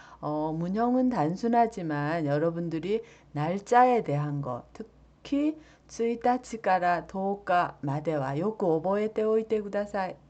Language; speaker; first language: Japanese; non-native, fluent; Korean